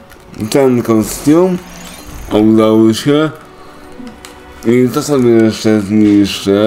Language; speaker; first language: Polish; native; Polish